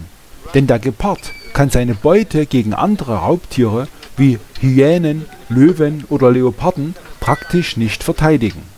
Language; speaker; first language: German; native; German